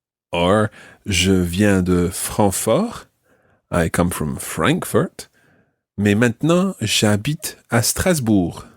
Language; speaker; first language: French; non-native, fluent; English